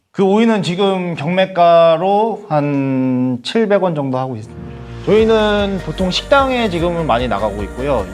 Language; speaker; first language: Korean; native; Korean